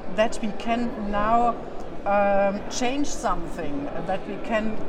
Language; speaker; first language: English; non-native, learner; German